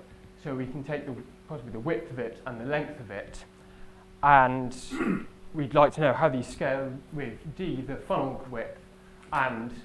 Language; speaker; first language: English; native; English